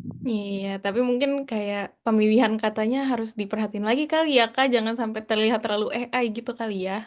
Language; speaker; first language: Indonesian; native; Indonesian